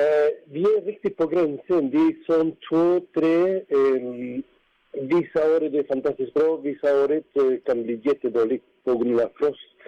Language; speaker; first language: Swedish; non-native, fluent; Spanish